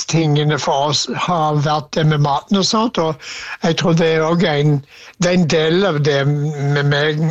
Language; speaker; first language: Norwegian; non-native, fluent; English